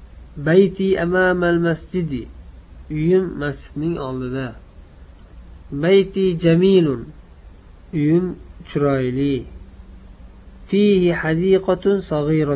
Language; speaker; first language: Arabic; non-native, fluent; Uzbek